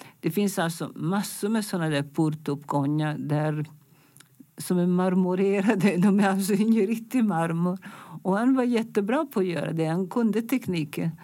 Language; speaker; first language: Swedish; non-native, fluent; Italian